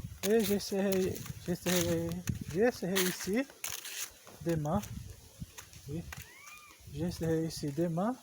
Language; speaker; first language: French; non-native, learner; Portuguese